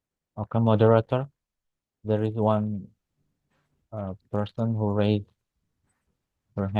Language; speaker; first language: English; non-native, fluent; Indonesian